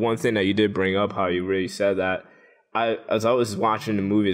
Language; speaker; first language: English; native; English